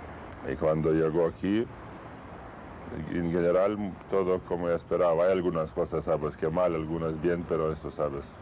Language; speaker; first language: Spanish; non-native, learner; Lithuanian